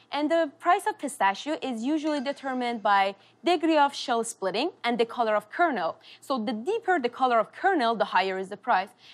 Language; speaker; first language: English; non-native, fluent; Persian